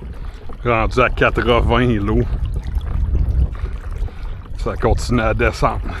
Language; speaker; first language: French; native; French